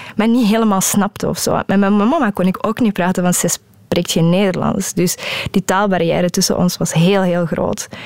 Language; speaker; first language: Dutch; native; Dutch